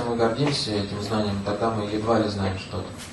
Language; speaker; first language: Russian; native; Russian